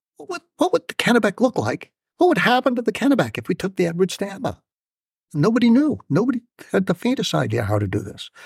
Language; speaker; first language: English; native; English